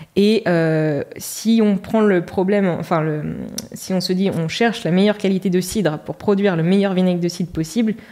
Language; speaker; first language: French; native; French